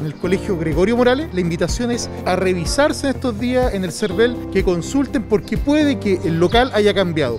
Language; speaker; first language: Spanish; native; Spanish